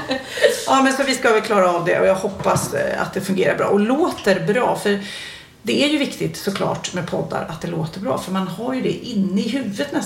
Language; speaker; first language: Swedish; native; Swedish